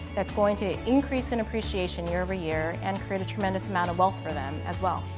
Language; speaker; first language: English; native; English